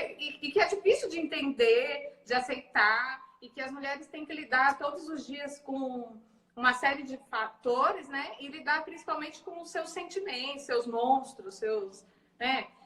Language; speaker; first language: Portuguese; native; Portuguese